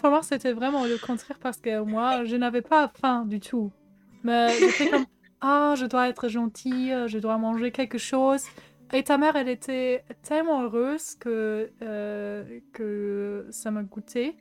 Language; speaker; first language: French; non-native, fluent; German